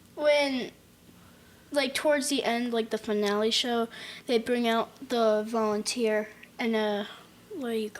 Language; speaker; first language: English; native; English